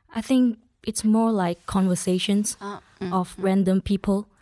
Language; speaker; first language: English; non-native, local second language; Chinese